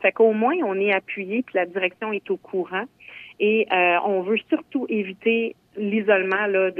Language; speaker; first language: French; native; French